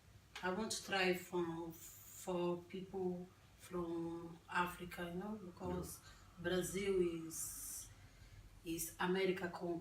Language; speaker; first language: English; non-native, learner; Portuguese